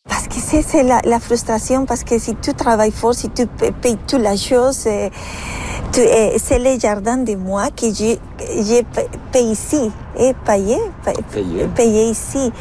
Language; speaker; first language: French; non-native, learner; Spanish